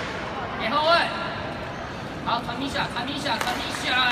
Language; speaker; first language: Chinese; native; Chinese